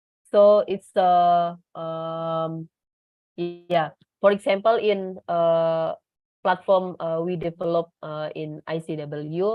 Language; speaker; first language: English; non-native, learner; Indonesian